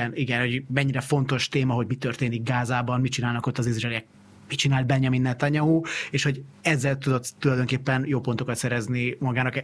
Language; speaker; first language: Hungarian; native; Hungarian